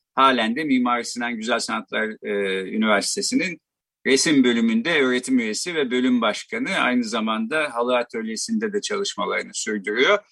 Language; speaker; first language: Turkish; native; Turkish